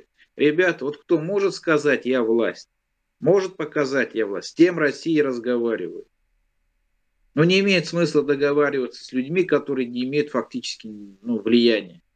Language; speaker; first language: Russian; native; Russian